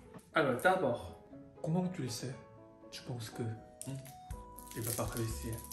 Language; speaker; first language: French; non-native, learner; Korean